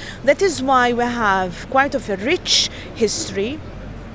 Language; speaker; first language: English; non-native, fluent; Maltese